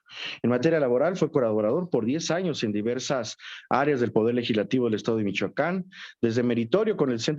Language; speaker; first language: Spanish; native; Spanish